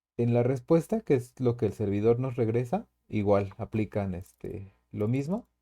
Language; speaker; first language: Spanish; native; Spanish